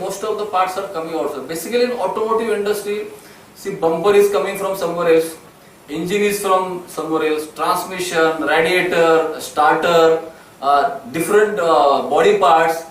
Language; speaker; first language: English; non-native, local second language; Marathi